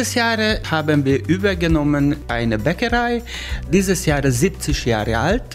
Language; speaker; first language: German; non-native, learner; Hungarian